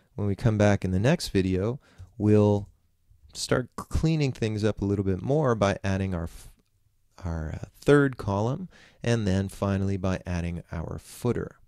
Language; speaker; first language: English; native; English